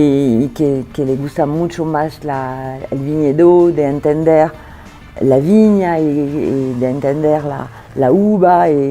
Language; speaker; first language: Spanish; non-native, fluent; French